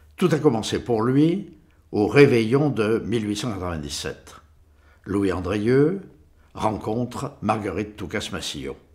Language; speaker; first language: French; native; French